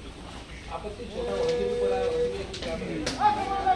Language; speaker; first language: Hindi; non-native, local second language; Assamese